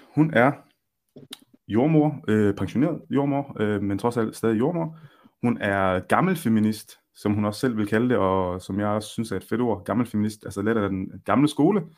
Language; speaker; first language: Danish; early bilingual, other home language; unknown